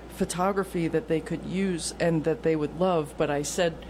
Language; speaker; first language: English; native; English